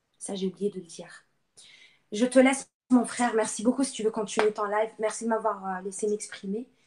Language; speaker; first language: French; non-native, local second language; Arabic